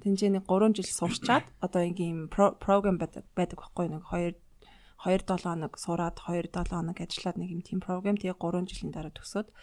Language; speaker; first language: Mongolian; early bilingual, heritage; Mongolian